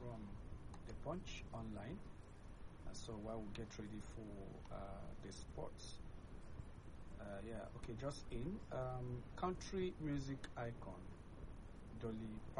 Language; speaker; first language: English; non-native, local second language; Yoruba